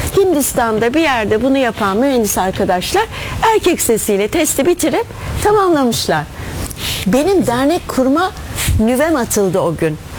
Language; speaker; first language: Turkish; native; Turkish